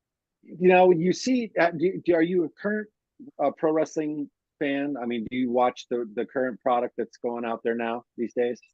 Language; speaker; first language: English; native; English